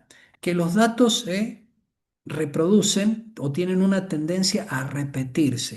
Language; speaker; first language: Spanish; native; Spanish